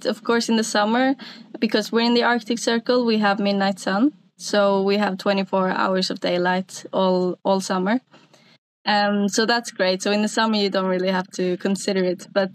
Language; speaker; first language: English; non-native, fluent; Norwegian